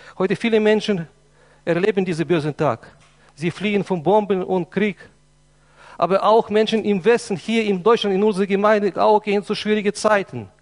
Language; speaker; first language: German; non-native, fluent; Russian